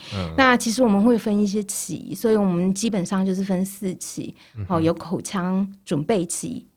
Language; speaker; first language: Chinese; early bilingual, other home language; Portuguese